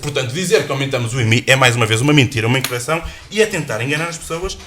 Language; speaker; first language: Portuguese; native; Portuguese